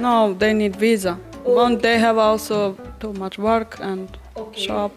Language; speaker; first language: English; non-native, learner; German